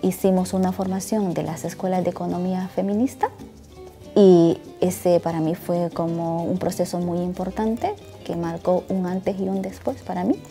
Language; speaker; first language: Spanish; native; Spanish